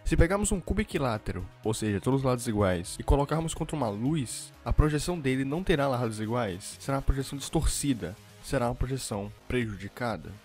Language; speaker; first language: Portuguese; native; Portuguese